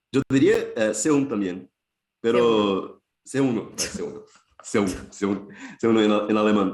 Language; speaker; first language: Spanish; non-native, fluent; Portuguese